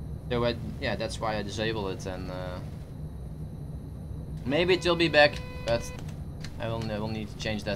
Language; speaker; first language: English; non-native, fluent; Dutch